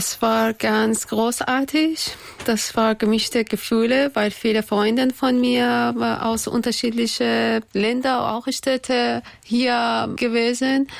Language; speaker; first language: German; non-native, learner; Persian